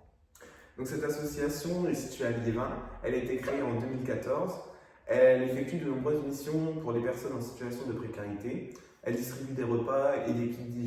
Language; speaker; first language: French; native; French